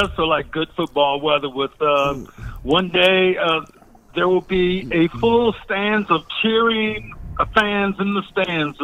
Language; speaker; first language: English; native; English